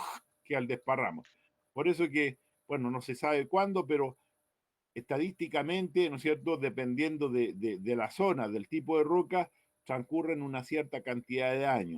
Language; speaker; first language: Spanish; native; Spanish